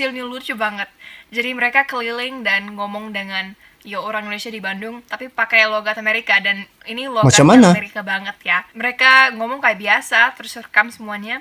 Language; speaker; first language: Indonesian; non-native, fluent; English